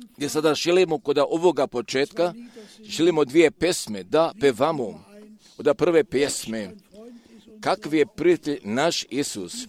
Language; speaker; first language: Croatian; non-native, fluent; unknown